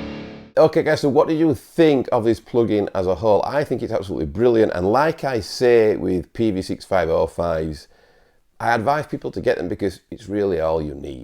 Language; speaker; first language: English; native; English